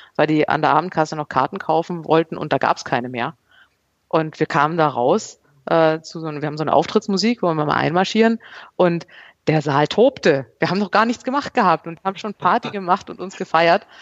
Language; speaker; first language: German; native; German